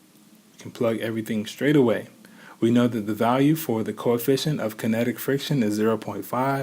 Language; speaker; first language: English; native; English